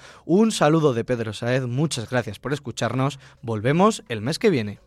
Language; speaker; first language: Spanish; native; Spanish